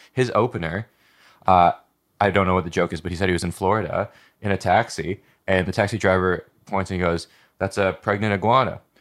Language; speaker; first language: English; native; English